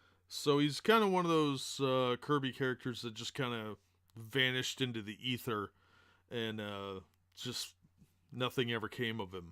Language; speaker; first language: English; native; English